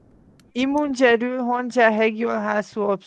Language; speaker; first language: Korean; non-native, learner; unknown